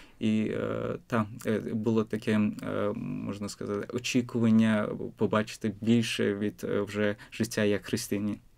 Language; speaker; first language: Ukrainian; non-native, fluent; Azerbaijani